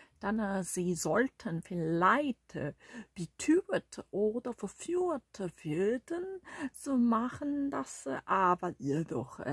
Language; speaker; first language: German; non-native, learner; Korean